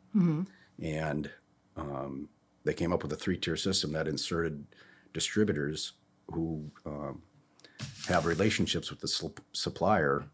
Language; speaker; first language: English; native; English